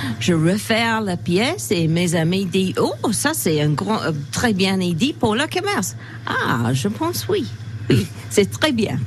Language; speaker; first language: French; non-native, learner; English